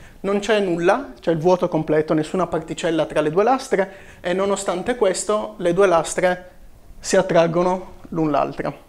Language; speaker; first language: Italian; native; Italian